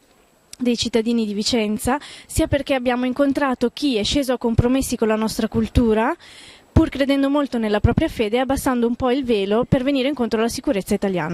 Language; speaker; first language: Italian; native; Italian